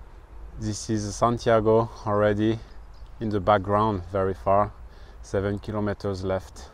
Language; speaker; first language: English; non-native, fluent; French